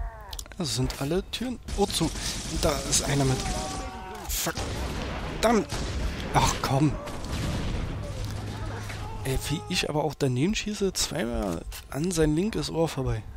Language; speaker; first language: German; native; German